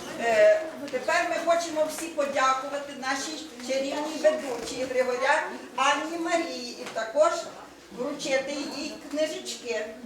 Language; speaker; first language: Ukrainian; native; Ukrainian